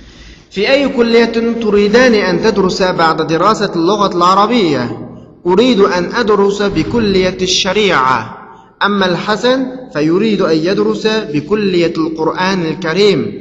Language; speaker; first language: Arabic; non-native, fluent; Uyghur